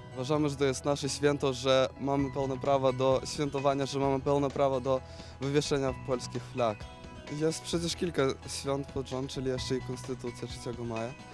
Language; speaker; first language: Polish; native; Polish